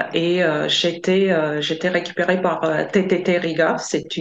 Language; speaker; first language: French; non-native, fluent; Latvian